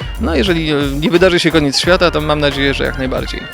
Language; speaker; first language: Polish; native; Polish